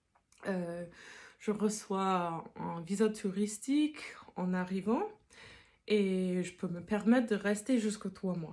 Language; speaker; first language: French; non-native, fluent; English